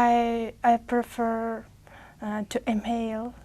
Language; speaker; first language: English; non-native, learner; Uzbek